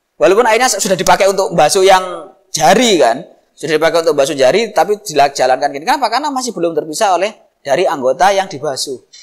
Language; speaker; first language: Indonesian; non-native, local second language; Javanese